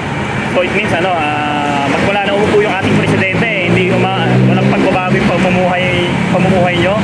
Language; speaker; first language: Filipino; native; Filipino